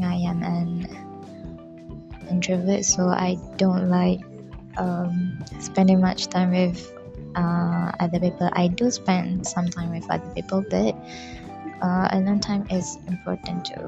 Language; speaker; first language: English; non-native, local second language; Malay